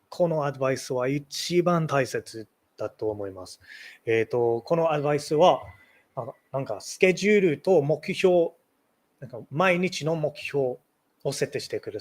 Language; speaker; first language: Japanese; non-native, learner; English